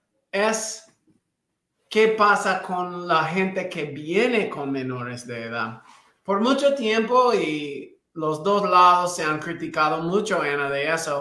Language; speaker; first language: Spanish; non-native, fluent; English